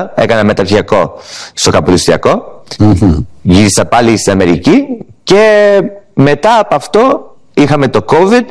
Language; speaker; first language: Greek; early bilingual, heritage; Greek